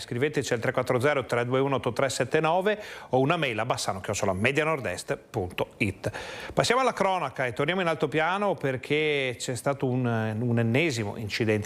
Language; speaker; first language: Italian; native; Italian